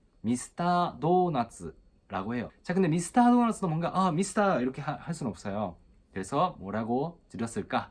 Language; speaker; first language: Korean; non-native, fluent; Japanese